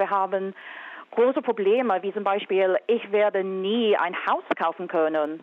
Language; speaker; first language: German; non-native, fluent; English